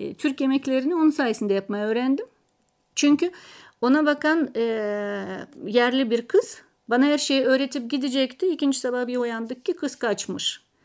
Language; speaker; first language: Turkish; non-native, fluent; Russian